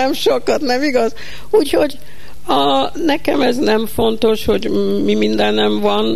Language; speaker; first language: Hungarian; early bilingual, heritage; Hungarian